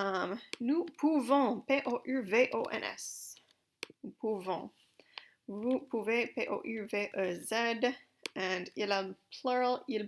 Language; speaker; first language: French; non-native, fluent; English